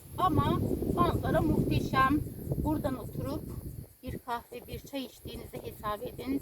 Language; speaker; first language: Turkish; native; Turkish